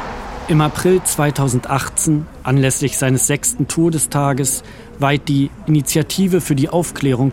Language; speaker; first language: German; native; German